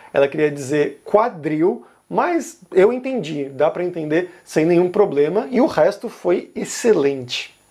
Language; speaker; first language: Portuguese; native; Portuguese